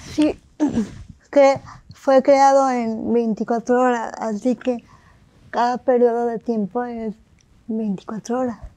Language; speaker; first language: Spanish; early bilingual, heritage; Spanish